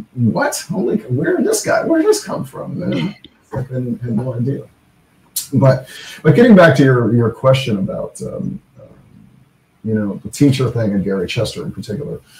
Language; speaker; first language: English; native; English